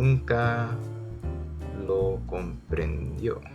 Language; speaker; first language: Spanish; early bilingual, heritage; Spanish